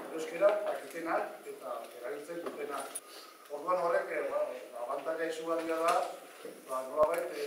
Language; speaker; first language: Basque; native; Basque